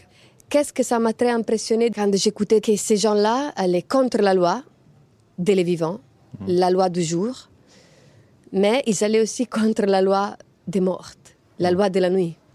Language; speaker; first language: French; non-native, fluent; Italian